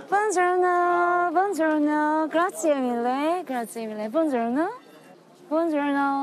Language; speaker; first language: Italian; non-native, learner; Korean